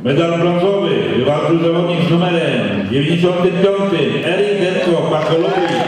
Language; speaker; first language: Polish; native; Polish